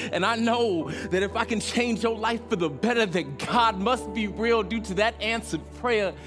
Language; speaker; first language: English; native; English